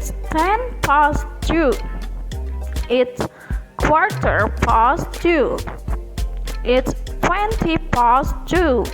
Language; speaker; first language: English; non-native, learner; Indonesian